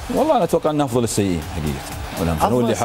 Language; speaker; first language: Arabic; native; Arabic